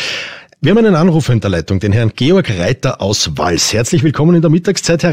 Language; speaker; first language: German; native; German